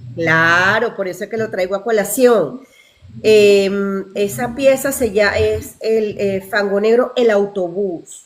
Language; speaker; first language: Spanish; native; Spanish